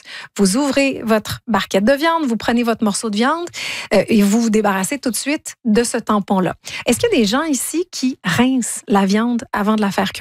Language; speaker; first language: French; native; French